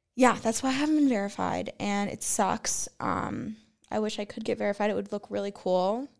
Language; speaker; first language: English; native; English